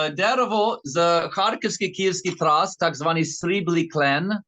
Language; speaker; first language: Ukrainian; early bilingual, heritage; Ukrainian